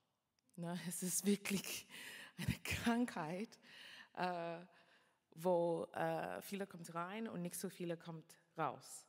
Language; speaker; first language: German; non-native, fluent; English